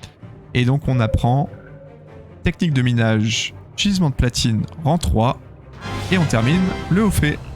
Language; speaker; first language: French; native; French